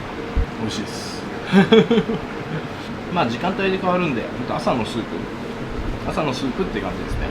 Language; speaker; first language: Japanese; native; Japanese